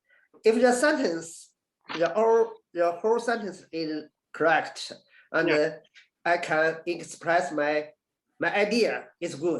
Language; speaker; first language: English; non-native, learner; Chinese